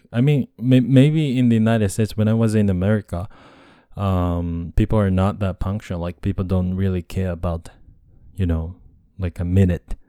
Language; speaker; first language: English; non-native, fluent; Japanese